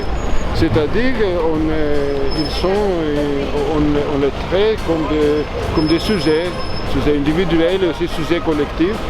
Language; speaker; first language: French; non-native, fluent; Greek